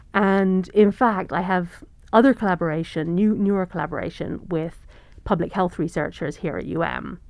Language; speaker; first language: English; native; English